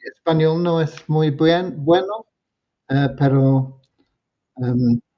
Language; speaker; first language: Spanish; non-native, learner; English